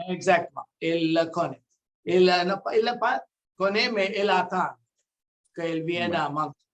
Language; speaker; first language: French; non-native, local second language; English